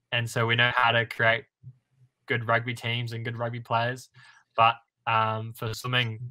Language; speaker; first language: English; native; English